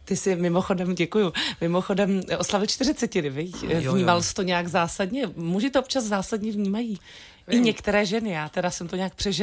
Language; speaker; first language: Czech; native; Czech